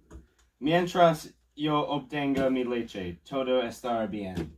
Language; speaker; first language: Spanish; non-native, learner; English